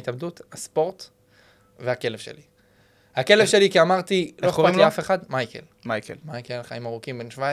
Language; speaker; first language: Hebrew; native; Hebrew